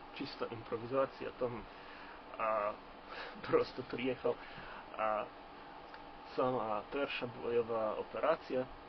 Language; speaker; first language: Ukrainian; non-native, learner; Slovak